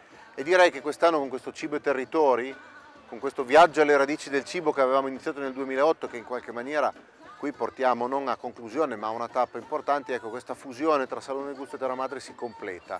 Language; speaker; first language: Italian; native; Italian